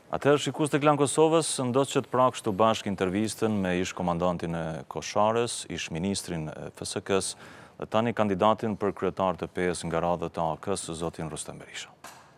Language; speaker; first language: Albanian; native; Albanian